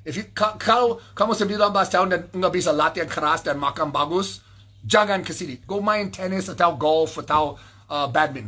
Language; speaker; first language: Indonesian; non-native, learner; English